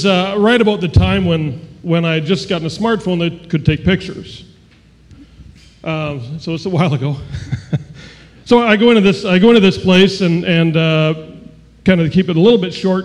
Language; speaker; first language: English; native; English